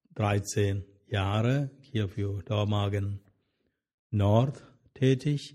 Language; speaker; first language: German; non-native, fluent; Malayalam